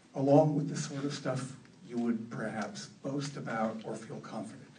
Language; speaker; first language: English; native; English